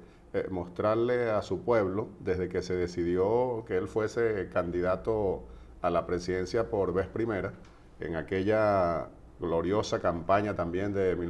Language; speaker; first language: Spanish; native; Spanish